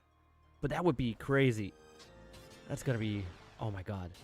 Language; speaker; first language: English; native; English